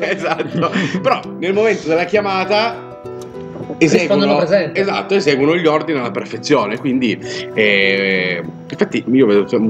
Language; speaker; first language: Italian; native; Italian